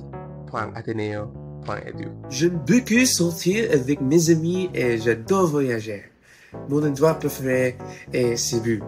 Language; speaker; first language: French; non-native, learner; Filipino